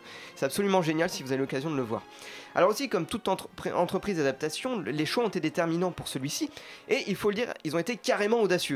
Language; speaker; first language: French; native; French